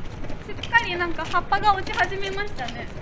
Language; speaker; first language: Japanese; native; Japanese